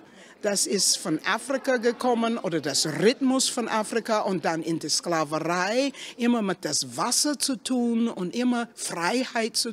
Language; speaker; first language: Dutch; non-native, learner; English